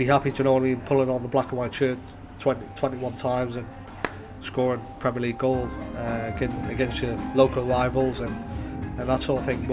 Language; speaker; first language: English; native; English